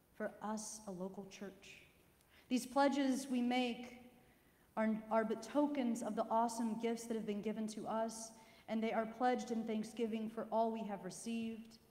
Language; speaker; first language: English; native; English